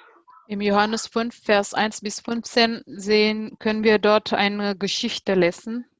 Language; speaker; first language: German; non-native, fluent; Indonesian